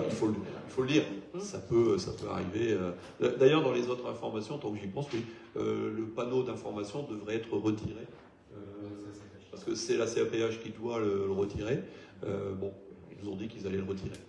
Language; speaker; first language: French; native; French